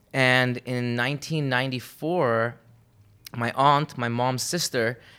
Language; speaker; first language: English; early bilingual, other home language; Armenian